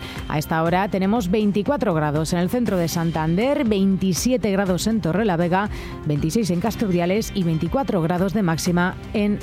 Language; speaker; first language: Spanish; native; Spanish